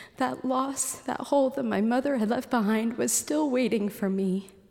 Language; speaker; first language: English; native; English